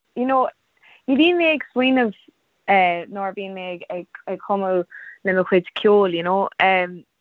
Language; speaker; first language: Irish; non-native, local second language; English